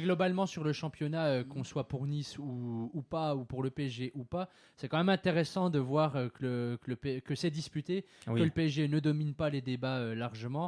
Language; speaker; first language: French; native; French